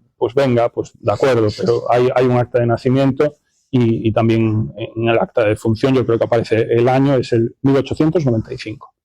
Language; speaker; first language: Spanish; non-native, local second language; Galician